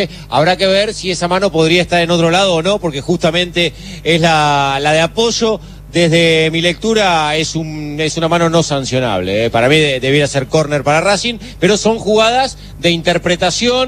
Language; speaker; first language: Spanish; native; Spanish